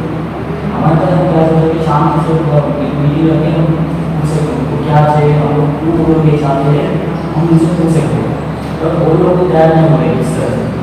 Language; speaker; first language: Hindi; non-native, local second language; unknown